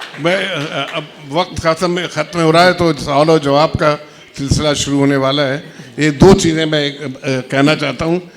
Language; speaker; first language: Hindi; native; Hindi